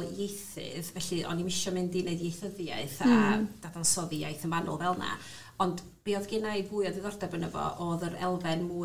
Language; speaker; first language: Welsh; native; Welsh